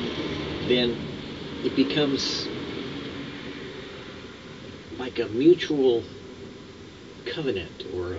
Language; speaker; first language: English; native; English